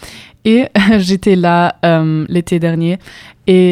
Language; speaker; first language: French; non-native, fluent; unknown